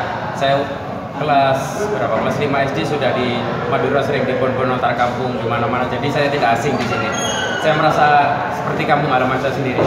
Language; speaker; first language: Indonesian; non-native, local second language; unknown